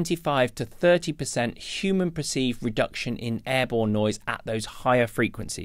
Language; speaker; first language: English; native; English